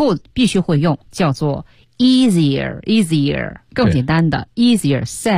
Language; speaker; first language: Chinese; native; Chinese